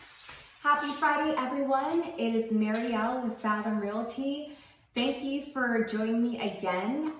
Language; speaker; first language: English; native; English